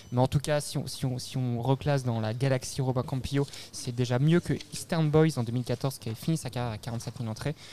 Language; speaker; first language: French; native; French